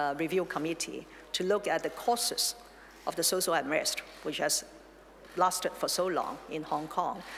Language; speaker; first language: English; non-native, local second language; Chinese